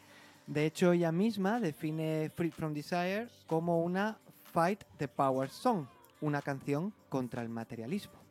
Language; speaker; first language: Spanish; native; Spanish